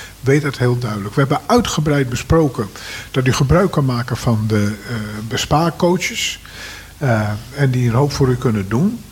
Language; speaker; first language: Dutch; native; Dutch